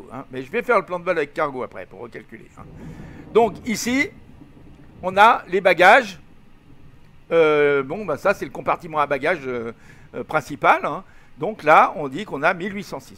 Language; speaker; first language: French; native; French